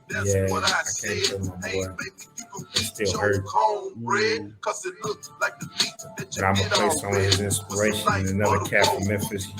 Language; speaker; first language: English; native; English